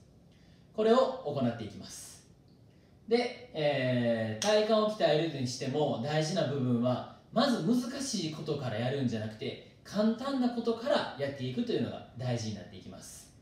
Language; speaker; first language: Japanese; native; Japanese